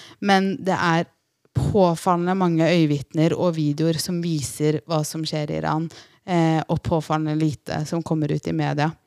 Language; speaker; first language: Norwegian; early bilingual, other home language; Persian